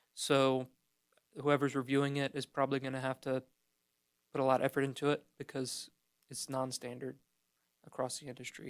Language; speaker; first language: English; native; English